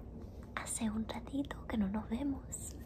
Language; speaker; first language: Spanish; early bilingual, heritage; Spanish